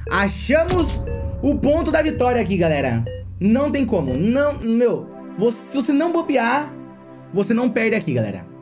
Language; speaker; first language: Portuguese; native; Portuguese